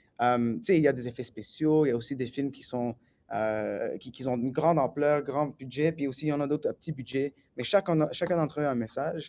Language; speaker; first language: French; native; French